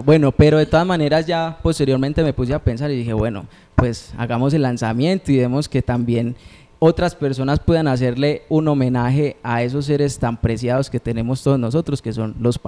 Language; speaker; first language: Spanish; native; Spanish